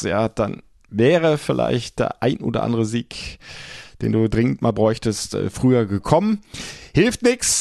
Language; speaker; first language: German; native; German